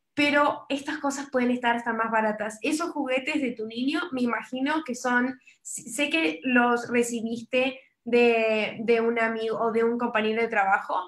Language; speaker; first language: Spanish; early bilingual, heritage; Spanish